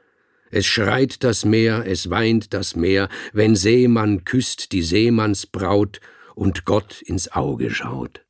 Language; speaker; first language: German; native; German